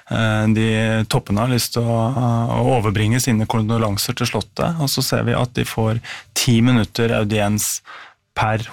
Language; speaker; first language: Norwegian; native; Norwegian